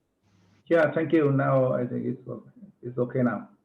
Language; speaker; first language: English; non-native, fluent; Vietnamese